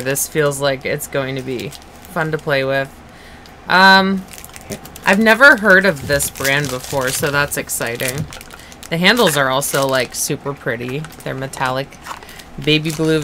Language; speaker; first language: English; native; English